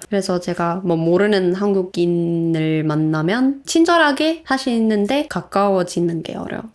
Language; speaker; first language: Korean; non-native, fluent; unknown